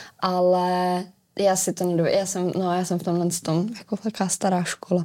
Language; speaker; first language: Czech; native; Czech